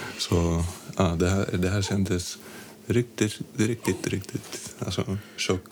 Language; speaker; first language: Swedish; non-native, fluent; Greek